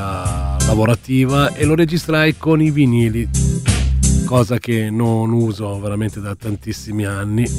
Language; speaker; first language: Italian; native; Italian